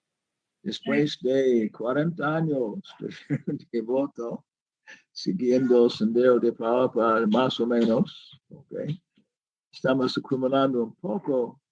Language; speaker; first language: Spanish; non-native, learner; English